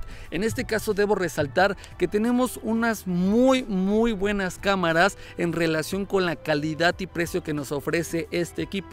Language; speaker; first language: Spanish; native; Spanish